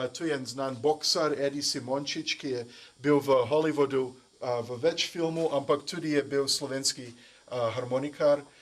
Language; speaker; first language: Slovenian; early bilingual, heritage; English